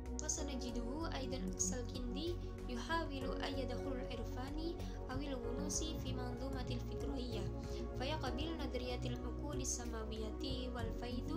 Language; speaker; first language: Arabic; non-native, learner; Indonesian